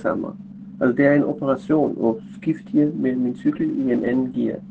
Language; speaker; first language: Danish; non-native, fluent; German